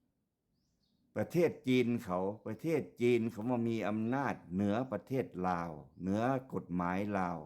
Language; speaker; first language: Thai; non-native, local second language; Lao